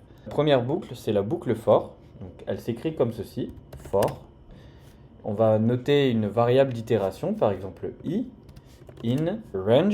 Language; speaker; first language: French; native; French